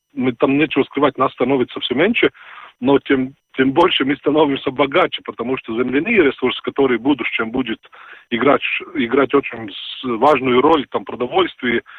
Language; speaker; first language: Russian; non-native, fluent; Latvian